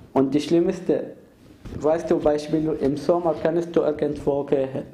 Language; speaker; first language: German; non-native, fluent; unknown